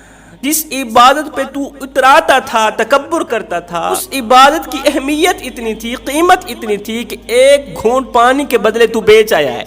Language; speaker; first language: Urdu; native; Urdu